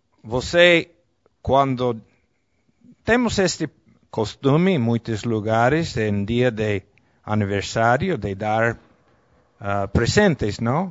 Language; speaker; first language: Portuguese; non-native, fluent; Spanish